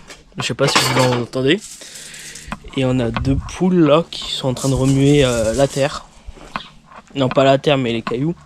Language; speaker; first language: French; native; French